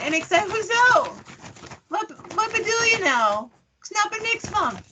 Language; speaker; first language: Dutch; non-native, fluent; English